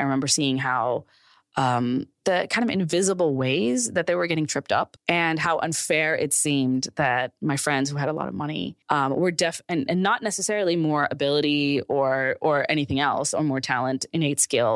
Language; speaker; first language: English; early bilingual, other home language; Urdu